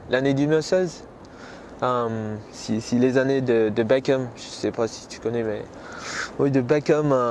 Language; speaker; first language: French; non-native, learner; English